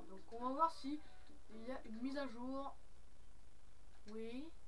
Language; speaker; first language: French; native; French